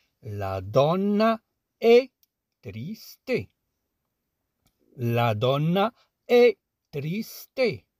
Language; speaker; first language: Italian; non-native, fluent; Arabic